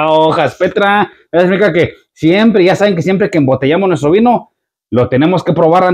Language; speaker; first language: Spanish; native; Spanish